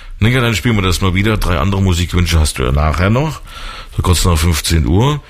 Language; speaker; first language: German; native; German